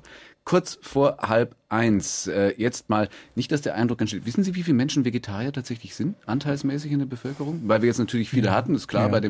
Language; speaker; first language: German; native; German